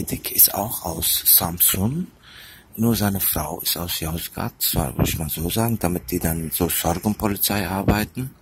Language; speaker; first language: German; early bilingual, other home language; Turkish